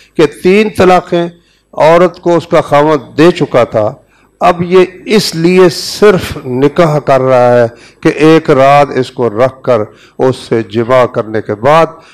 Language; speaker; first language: Urdu; native; Urdu